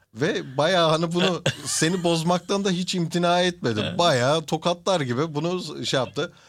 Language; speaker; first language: Turkish; early bilingual, heritage; Turkish